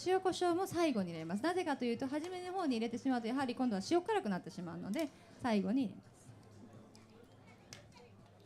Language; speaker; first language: Japanese; native; Japanese